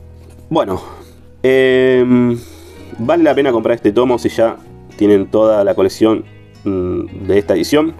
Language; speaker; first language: Spanish; native; Spanish